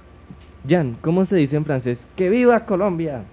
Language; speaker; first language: Spanish; native; Spanish